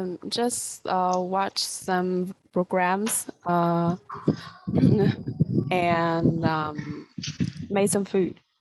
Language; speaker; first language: English; non-native, learner; Vietnamese